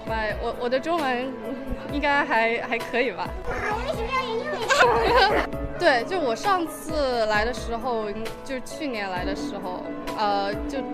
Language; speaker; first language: Chinese; non-native, fluent; English